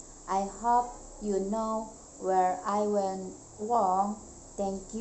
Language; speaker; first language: English; non-native, learner; Indonesian